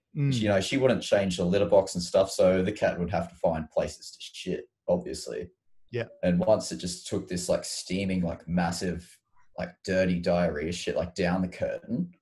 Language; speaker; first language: English; native; English